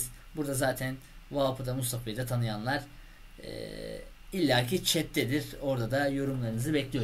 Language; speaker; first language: Turkish; native; Turkish